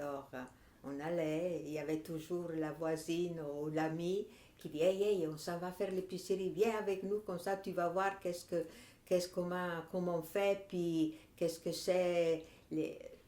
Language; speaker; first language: French; non-native, fluent; Italian